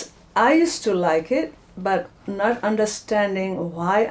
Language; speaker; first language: English; non-native, local second language; Nepali